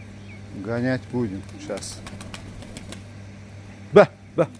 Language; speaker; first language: Russian; non-native, local second language; Uzbek